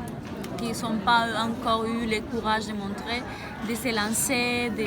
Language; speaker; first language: French; non-native, fluent; Spanish